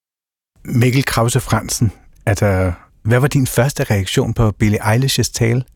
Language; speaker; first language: Danish; native; Danish